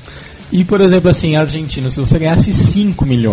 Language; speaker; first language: Portuguese; native; Portuguese